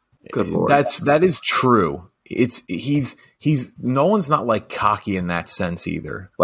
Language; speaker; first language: English; native; English